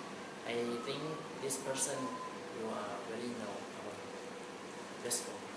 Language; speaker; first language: English; non-native, learner; Thai